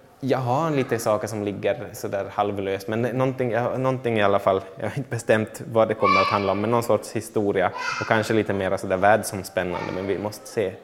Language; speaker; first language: Swedish; native; Swedish